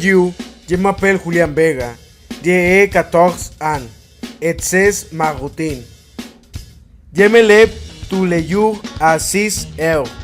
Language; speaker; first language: French; non-native, learner; Spanish